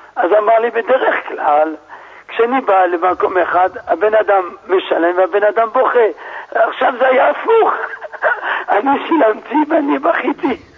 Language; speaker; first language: Hebrew; non-native, fluent; French